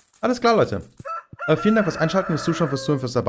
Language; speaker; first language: German; native; German